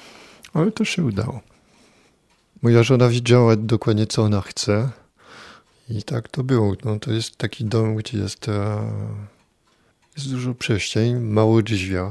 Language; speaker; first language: Polish; non-native, fluent; French